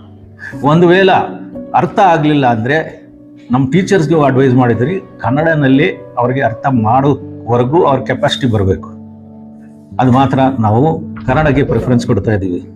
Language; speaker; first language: Kannada; non-native, local second language; Urdu